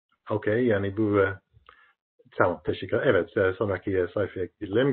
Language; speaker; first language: Turkish; non-native, learner; English